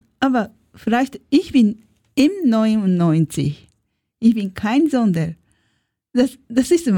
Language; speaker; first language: German; non-native, learner; Japanese